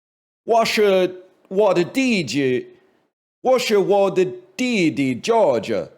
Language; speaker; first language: Chinese; non-native, learner; English